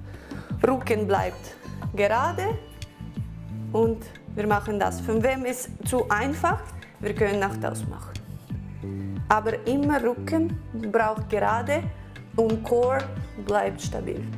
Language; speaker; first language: German; non-native, learner; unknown